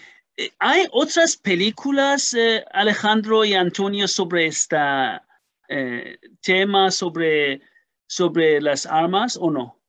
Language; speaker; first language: Spanish; non-native, learner; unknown